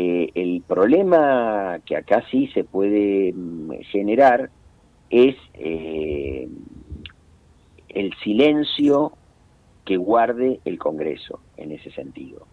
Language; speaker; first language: Spanish; native; Spanish